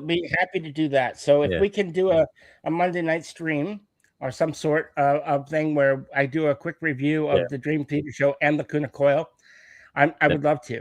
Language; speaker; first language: English; native; English